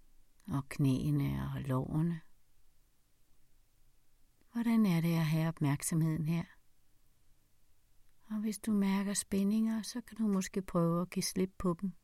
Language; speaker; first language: Danish; native; Danish